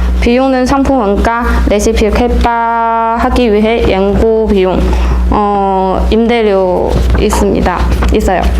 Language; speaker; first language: Korean; non-native, learner; Chinese